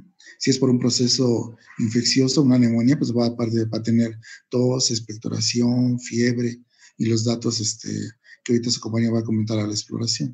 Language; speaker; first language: Spanish; native; Spanish